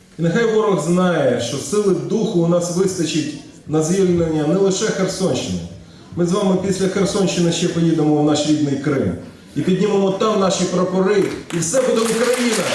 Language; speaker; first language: Ukrainian; native; Ukrainian